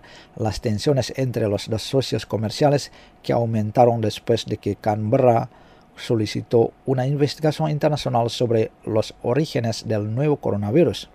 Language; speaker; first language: Spanish; non-native, fluent; Indonesian